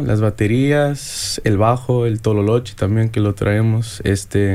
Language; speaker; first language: Spanish; early bilingual, heritage; Spanish